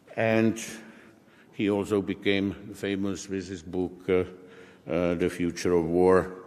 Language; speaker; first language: English; non-native, fluent; Czech